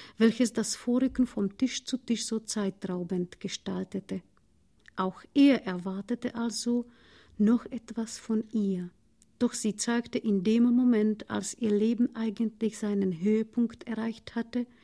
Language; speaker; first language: German; non-native, fluent; Czech